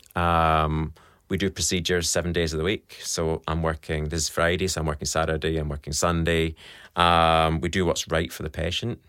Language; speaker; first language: English; native; English